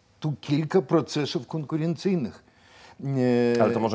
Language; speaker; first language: Polish; non-native, fluent; Russian